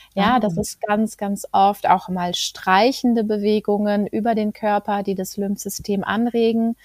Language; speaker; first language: German; native; German